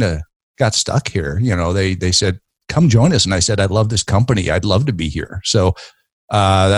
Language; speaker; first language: English; native; English